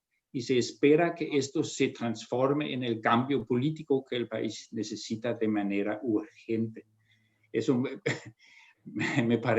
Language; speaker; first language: Spanish; non-native, fluent; Danish